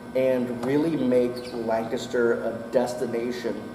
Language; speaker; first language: English; native; English